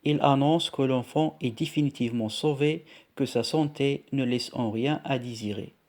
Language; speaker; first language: French; non-native, local second language; Arabic